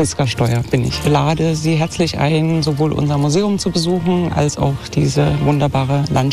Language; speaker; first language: German; native; German